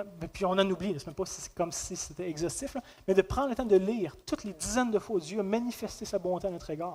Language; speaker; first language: French; native; French